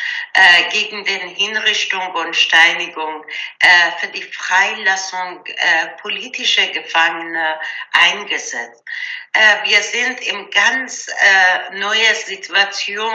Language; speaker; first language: German; non-native, learner; Persian